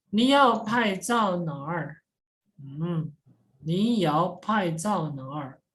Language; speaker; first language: Chinese; non-native, fluent; Indonesian